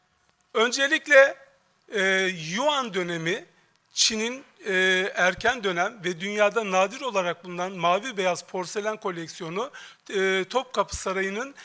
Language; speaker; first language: Turkish; native; Turkish